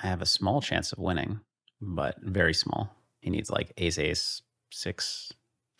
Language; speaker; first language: English; native; English